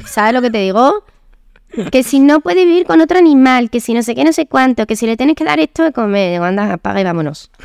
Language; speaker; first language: Spanish; native; Spanish